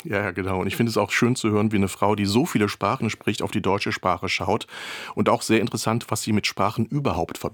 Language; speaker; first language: German; native; German